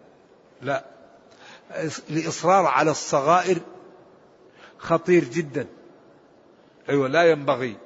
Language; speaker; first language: Arabic; native; Arabic